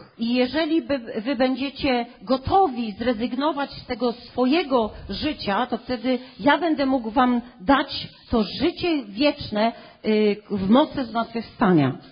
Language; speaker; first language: Polish; native; Polish